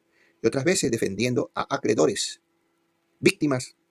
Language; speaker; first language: Spanish; native; Spanish